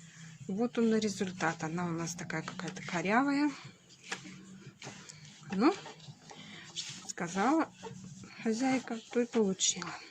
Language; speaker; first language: Russian; native; Russian